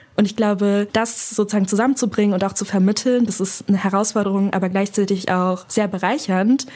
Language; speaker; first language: German; native; German